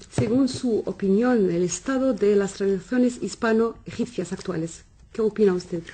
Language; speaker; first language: Spanish; non-native, fluent; Arabic